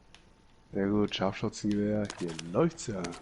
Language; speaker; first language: German; native; German